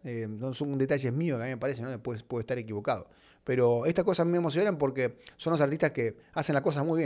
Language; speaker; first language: Spanish; native; Spanish